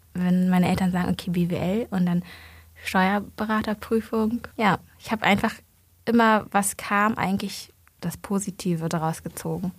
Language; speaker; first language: German; early bilingual, other home language; Vietnamese